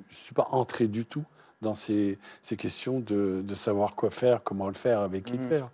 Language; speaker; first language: French; native; French